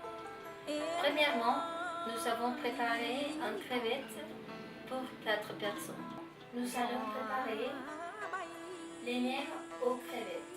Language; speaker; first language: French; non-native, learner; Spanish